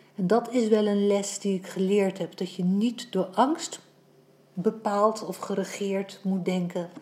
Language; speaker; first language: Dutch; native; Dutch